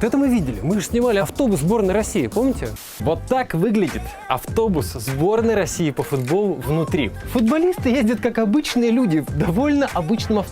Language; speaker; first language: Russian; native; Russian